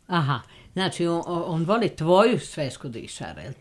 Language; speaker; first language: Serbian; native; Serbian